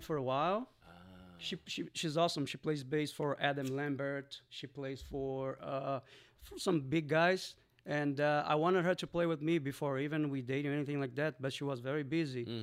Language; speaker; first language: English; non-native, fluent; Portuguese